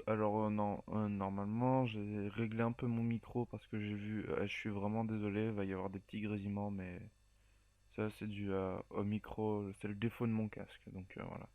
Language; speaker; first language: French; native; French